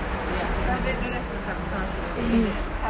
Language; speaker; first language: Japanese; native; Japanese